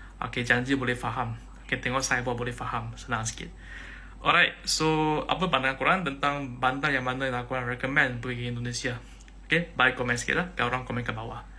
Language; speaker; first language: Malay; native; Malay